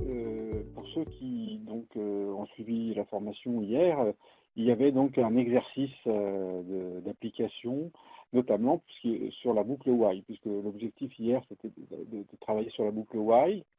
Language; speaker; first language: French; native; French